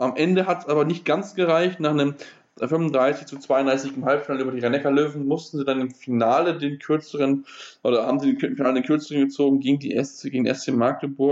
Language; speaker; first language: German; native; German